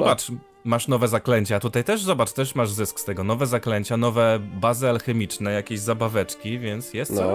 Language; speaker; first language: Polish; native; Polish